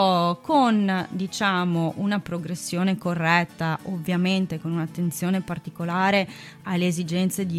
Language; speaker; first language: Italian; native; Italian